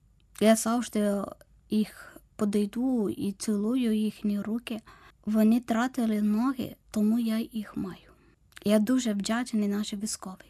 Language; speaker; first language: Ukrainian; non-native, learner; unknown